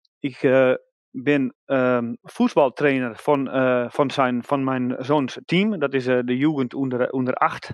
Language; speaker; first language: German; non-native, learner; Dutch